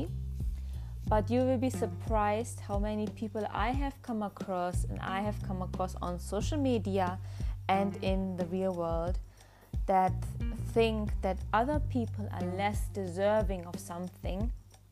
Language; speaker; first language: English; non-native, fluent; German